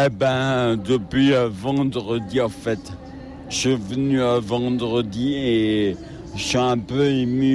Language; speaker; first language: French; native; French